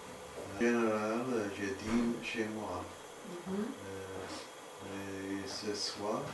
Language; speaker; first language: French; non-native, learner; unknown